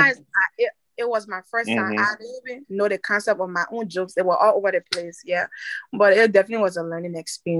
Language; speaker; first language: English; non-native, fluent; French